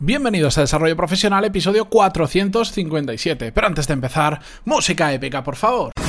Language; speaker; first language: Spanish; native; Spanish